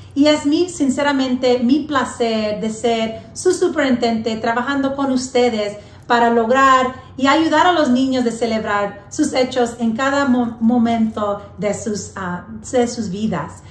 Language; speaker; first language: Spanish; early bilingual, heritage; English